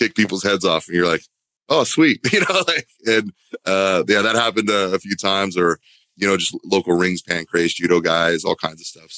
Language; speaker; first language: English; native; English